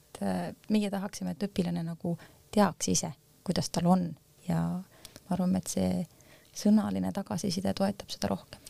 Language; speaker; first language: Estonian; native; Estonian